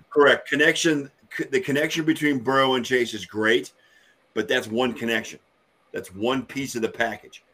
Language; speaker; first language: English; native; English